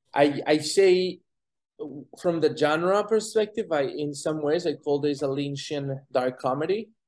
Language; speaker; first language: English; non-native, fluent; Spanish